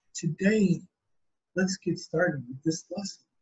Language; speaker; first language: English; native; English